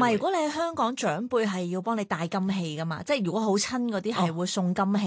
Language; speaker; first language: Cantonese; native; Cantonese